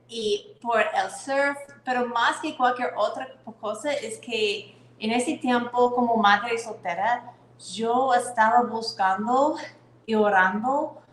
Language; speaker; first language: Spanish; non-native, fluent; English